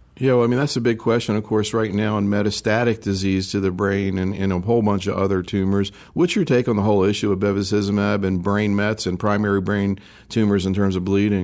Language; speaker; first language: English; native; English